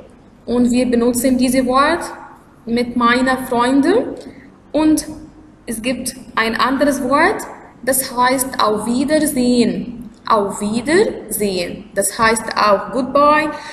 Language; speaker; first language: German; non-native, learner; Arabic